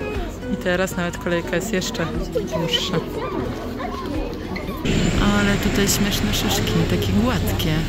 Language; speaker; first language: Polish; native; Polish